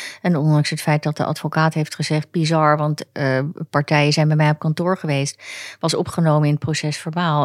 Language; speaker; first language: Dutch; native; Dutch